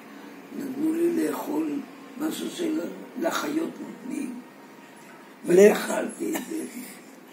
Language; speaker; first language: Hebrew; non-native, fluent; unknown